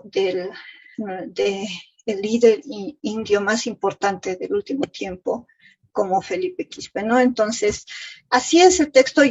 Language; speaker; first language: Spanish; native; Spanish